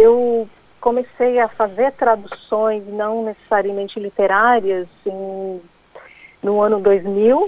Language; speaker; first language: Portuguese; non-native, fluent; English